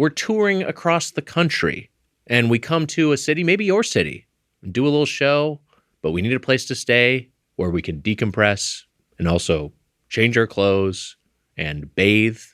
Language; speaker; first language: English; native; English